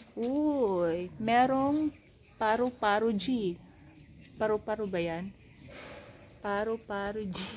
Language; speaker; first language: Filipino; non-native, local second language; Cebuano